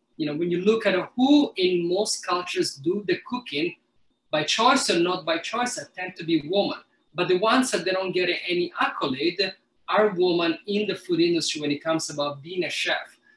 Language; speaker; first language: English; early bilingual, other home language; Somali